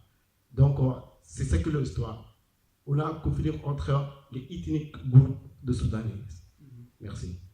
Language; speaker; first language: French; non-native, learner; Arabic